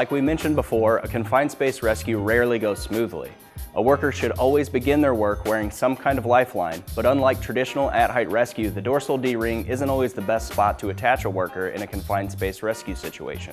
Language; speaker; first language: English; native; English